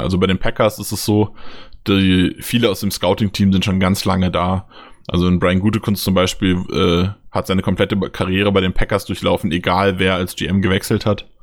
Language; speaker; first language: German; native; German